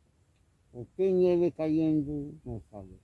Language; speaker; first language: Spanish; non-native, local second language; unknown